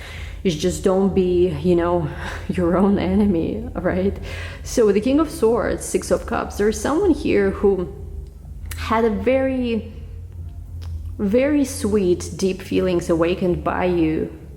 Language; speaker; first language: English; non-native, fluent; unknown